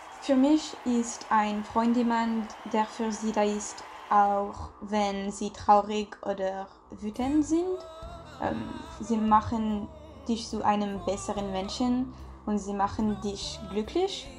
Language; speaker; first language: German; non-native, learner; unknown